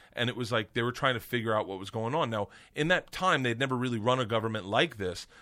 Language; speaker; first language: English; native; English